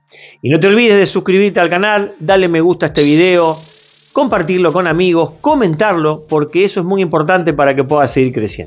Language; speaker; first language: Spanish; native; Spanish